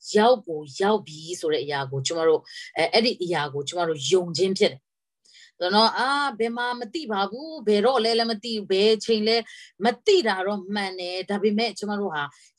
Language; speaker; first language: Burmese; non-native, local second language; Kachin